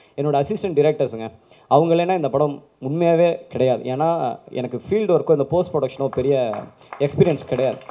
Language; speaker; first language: Tamil; native; Tamil